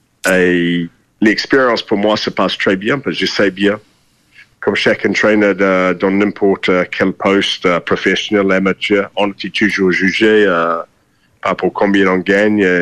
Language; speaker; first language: French; non-native, fluent; English